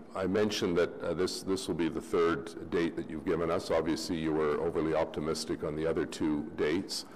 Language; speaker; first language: English; native; English